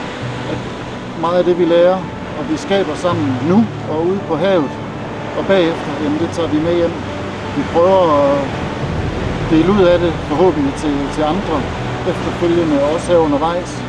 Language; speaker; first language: Danish; native; Danish